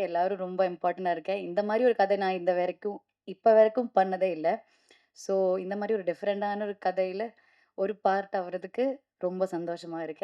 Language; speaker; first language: Tamil; non-native, learner; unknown